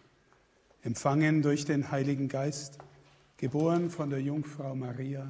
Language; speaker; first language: German; native; German